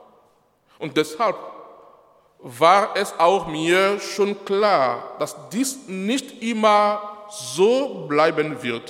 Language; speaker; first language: German; non-native, fluent; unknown